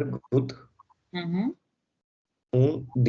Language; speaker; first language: German; non-native, learner; Hindi